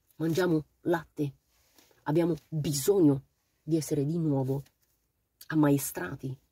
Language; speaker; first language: Italian; non-native, fluent; Romanian